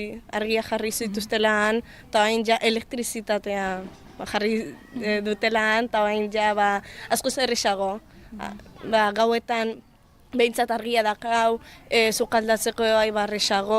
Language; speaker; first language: Basque; early bilingual, other home language; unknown